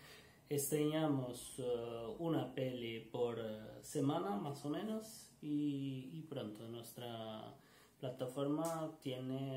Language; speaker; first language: Spanish; non-native, learner; Portuguese